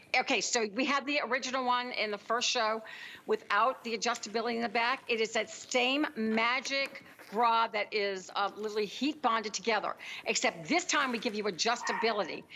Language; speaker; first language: English; native; English